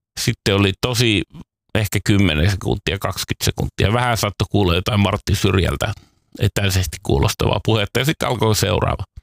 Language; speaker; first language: Finnish; native; Finnish